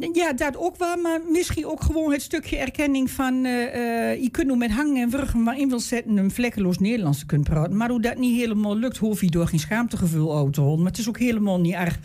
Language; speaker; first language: Dutch; native; Dutch